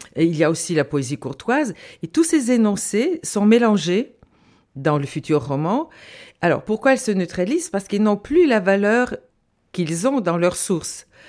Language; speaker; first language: French; non-native, fluent; Bulgarian